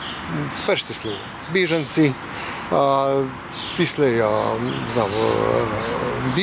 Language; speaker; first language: Ukrainian; non-native, learner; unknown